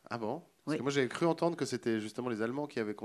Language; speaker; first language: French; native; French